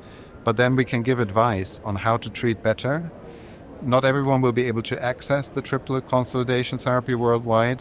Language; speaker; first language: English; non-native, fluent; German